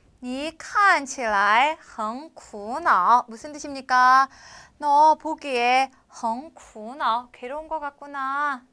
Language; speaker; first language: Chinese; non-native, fluent; Korean